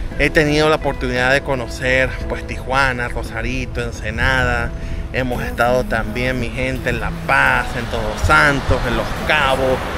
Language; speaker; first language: Spanish; native; Spanish